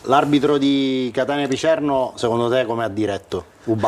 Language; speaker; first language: Italian; native; Italian